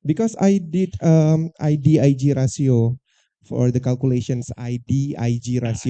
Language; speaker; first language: English; non-native, learner; Indonesian